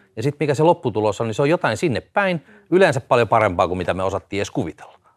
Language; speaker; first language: Finnish; native; Finnish